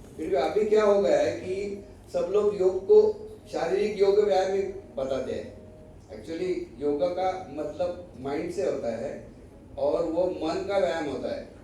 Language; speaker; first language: Hindi; non-native, local second language; Marathi